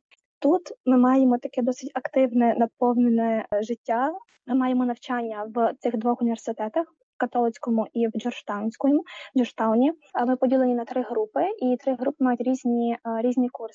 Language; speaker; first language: Ukrainian; native; Ukrainian